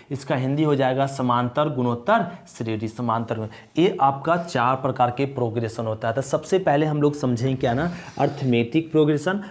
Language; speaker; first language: Hindi; native; Hindi